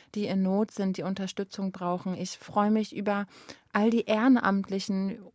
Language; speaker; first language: German; native; German